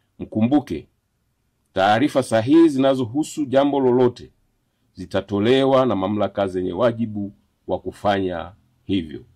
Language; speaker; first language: Swahili; native; Swahili